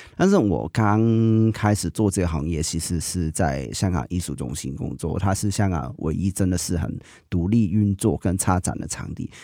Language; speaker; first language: Chinese; non-native, local second language; Cantonese